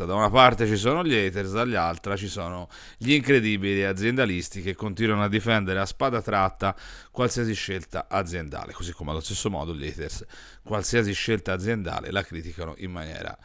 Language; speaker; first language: Italian; native; Italian